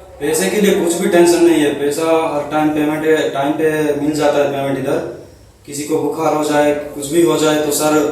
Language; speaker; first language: Hindi; non-native, local second language; Odia